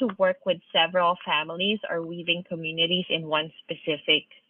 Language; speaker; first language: English; non-native, local second language; Filipino